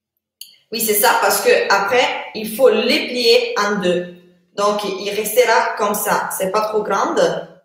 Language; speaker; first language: French; non-native, fluent; Italian